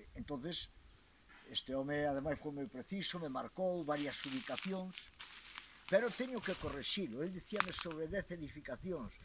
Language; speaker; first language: Galician; native; Galician